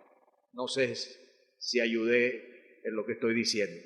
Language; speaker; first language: Spanish; native; Spanish